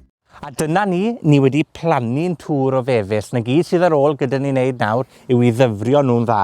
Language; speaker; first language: Welsh; native; Welsh